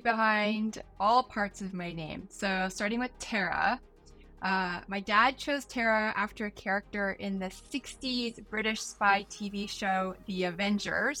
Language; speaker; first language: English; native; English